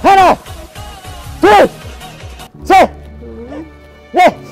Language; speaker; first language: Korean; non-native, fluent; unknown